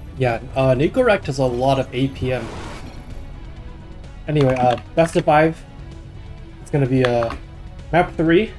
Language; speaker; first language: English; native; English